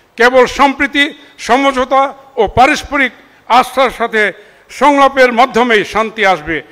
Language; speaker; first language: Bangla; non-native, local second language; Marma